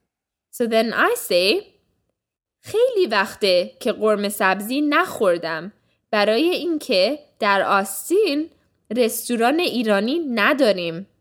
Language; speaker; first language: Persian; early bilingual, heritage; Persian